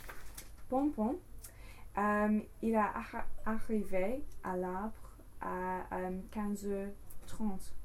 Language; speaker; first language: French; non-native, learner; English